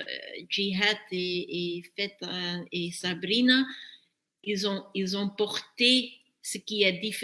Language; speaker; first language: French; non-native, fluent; Dutch